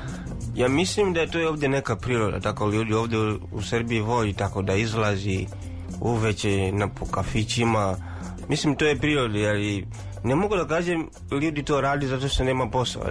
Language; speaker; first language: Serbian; non-native, fluent; Swahili